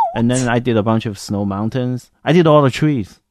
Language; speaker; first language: English; non-native, fluent; Chinese